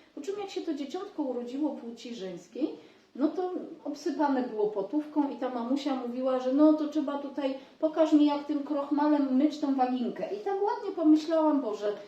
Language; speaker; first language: Polish; native; Polish